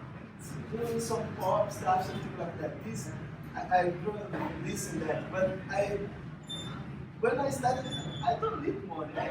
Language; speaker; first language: English; non-native, fluent; Portuguese